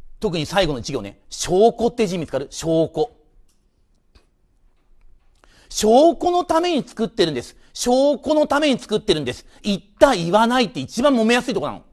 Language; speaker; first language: Japanese; native; Japanese